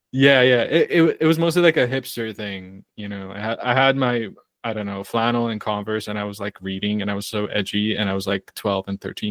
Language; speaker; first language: English; non-native, fluent; Croatian